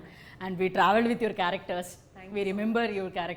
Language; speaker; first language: Telugu; native; Telugu